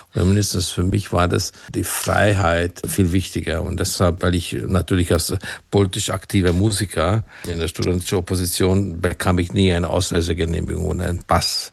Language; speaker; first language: German; non-native, fluent; Hungarian